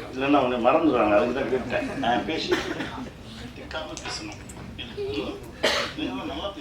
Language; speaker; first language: Tamil; native; Tamil